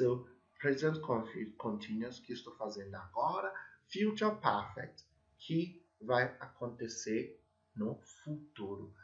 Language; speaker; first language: Portuguese; non-native, fluent; English